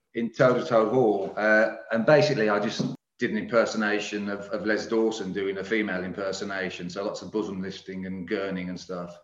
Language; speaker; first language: English; native; English